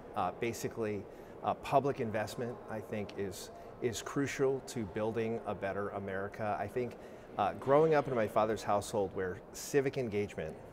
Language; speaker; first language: English; native; English